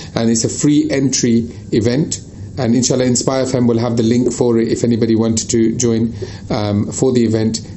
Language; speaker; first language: English; early bilingual, other home language; Urdu